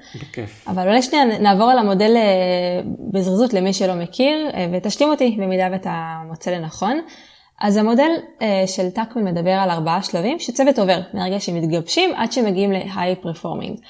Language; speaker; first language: Hebrew; native; Hebrew